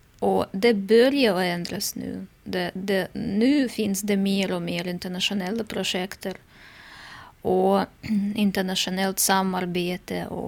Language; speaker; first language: Swedish; non-native, fluent; Russian